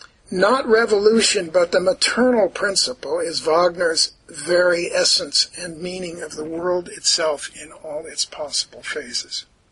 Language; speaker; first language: English; native; English